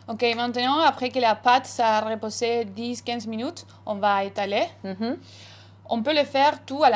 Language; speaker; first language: French; non-native, fluent; Spanish